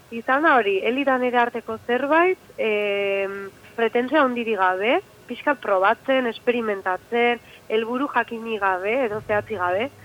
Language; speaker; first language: Basque; native; Basque